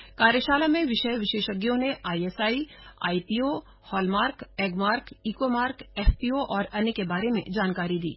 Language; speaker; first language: Hindi; native; Hindi